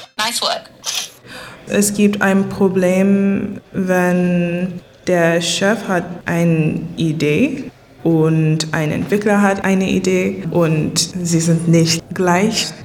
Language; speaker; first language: German; non-native, learner; English